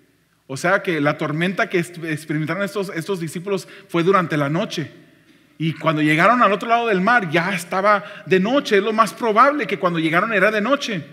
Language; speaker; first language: Spanish; native; Spanish